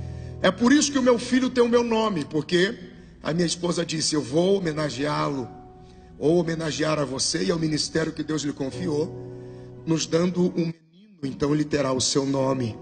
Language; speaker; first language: Portuguese; native; Portuguese